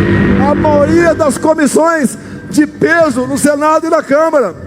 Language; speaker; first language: Portuguese; native; Portuguese